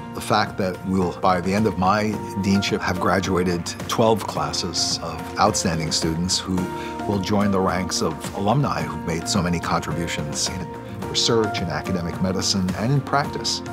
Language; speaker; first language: English; native; English